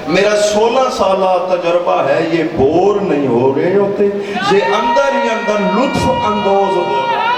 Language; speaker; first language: Urdu; non-native, local second language; Saraiki